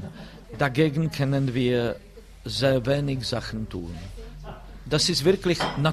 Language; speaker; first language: German; non-native, fluent; Czech